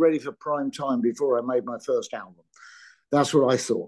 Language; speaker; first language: English; native; English